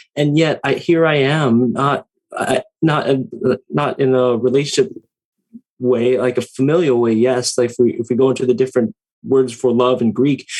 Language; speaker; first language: English; native; English